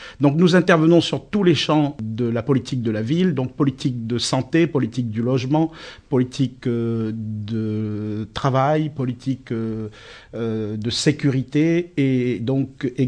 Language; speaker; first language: French; native; French